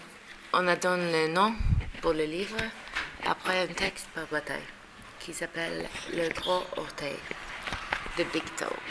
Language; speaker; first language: French; non-native, learner; Norwegian